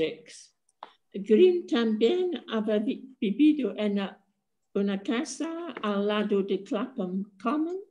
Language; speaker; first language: Spanish; non-native, fluent; English